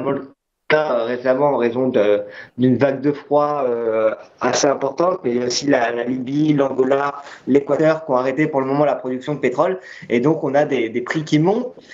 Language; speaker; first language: French; native; French